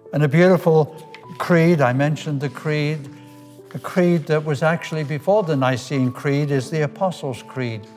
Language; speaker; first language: English; native; English